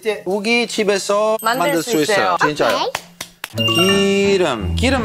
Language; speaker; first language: Korean; non-native, learner; Italian